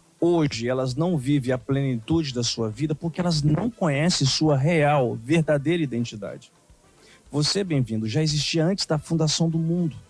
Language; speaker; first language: Portuguese; native; Portuguese